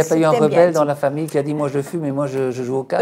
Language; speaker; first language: French; native; French